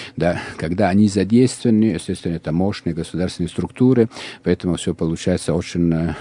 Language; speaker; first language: Russian; non-native, fluent; Italian